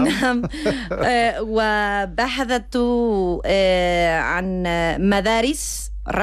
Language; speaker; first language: Arabic; non-native, learner; Spanish